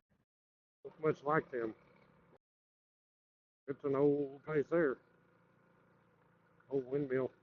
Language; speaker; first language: English; native; English